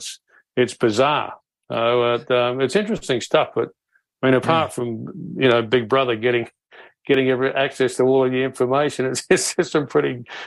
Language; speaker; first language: English; native; English